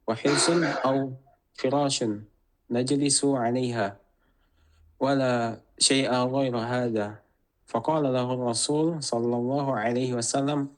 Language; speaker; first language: Arabic; non-native, learner; Indonesian